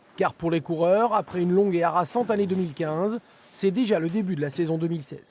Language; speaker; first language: French; native; French